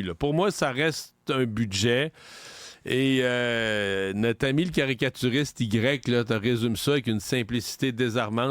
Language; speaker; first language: French; native; French